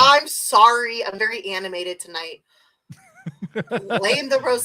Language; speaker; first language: English; native; English